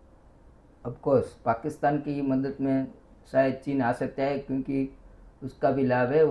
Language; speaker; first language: Hindi; non-native, local second language; Gujarati